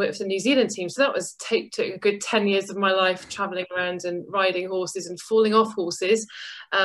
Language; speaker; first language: English; native; English